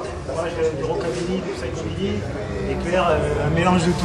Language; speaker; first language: French; native; French